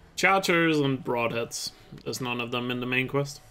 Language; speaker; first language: English; non-native, fluent; Danish